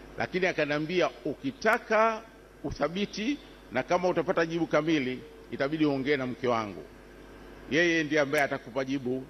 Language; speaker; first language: Swahili; native; Swahili